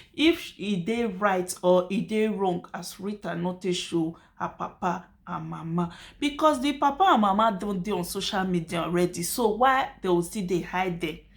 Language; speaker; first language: Nigerian Pidgin; native; Nigerian Pidgin